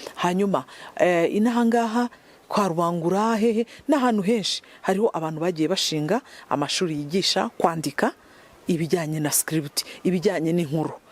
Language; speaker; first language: Kinyarwanda; native; Kinyarwanda